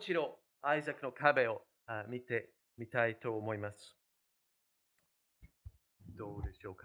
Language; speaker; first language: Japanese; non-native, fluent; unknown